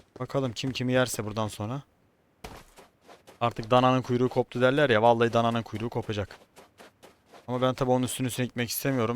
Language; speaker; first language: Turkish; native; Turkish